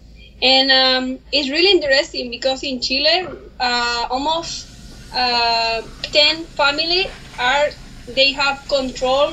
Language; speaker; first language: English; non-native, learner; Spanish